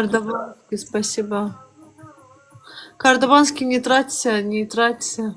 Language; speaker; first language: Russian; non-native, local second language; Azerbaijani